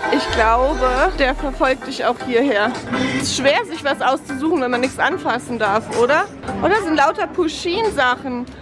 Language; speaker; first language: German; native; German